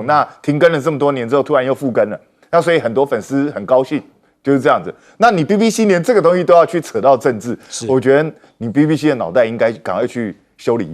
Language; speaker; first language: Chinese; native; Chinese